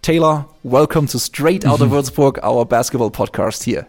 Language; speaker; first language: English; non-native, fluent; German